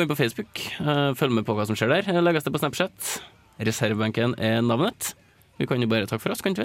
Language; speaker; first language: Norwegian; native; Norwegian